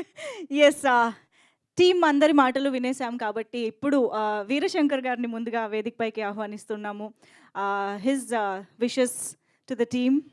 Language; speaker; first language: Telugu; native; Telugu